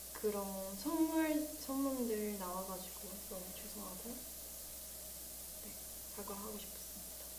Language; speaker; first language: Korean; early bilingual, heritage; Korean